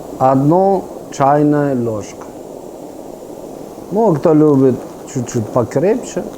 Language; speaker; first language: Russian; non-native, fluent; Persian